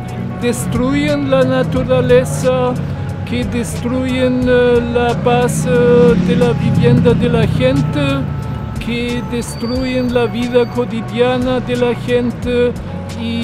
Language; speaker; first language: Spanish; non-native, learner; German